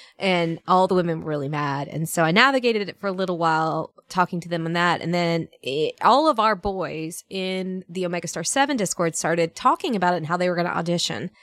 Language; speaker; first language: English; native; English